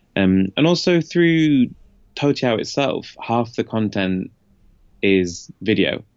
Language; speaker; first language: English; native; English